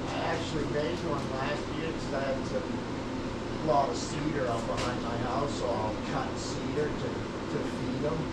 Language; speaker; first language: English; native; English